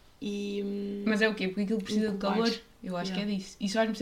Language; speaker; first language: Portuguese; native; Portuguese